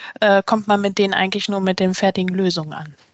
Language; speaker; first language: German; native; German